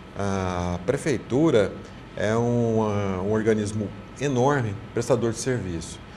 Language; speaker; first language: Portuguese; native; Portuguese